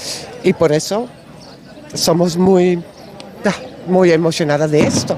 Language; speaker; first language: Spanish; non-native, learner; Dutch